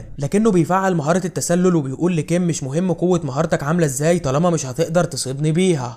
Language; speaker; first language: Arabic; native; Arabic